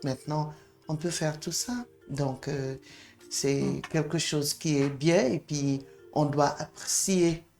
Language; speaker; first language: French; non-native, fluent; English